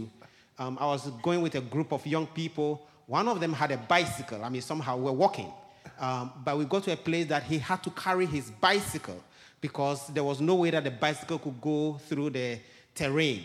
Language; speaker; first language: English; non-native, local second language; Ewe